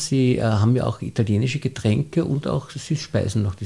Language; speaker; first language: German; native; German